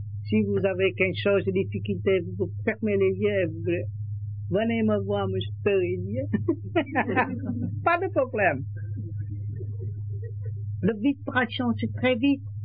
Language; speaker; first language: French; non-native, learner; Vietnamese